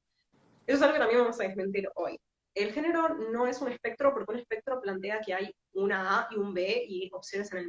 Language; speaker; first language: Spanish; native; Spanish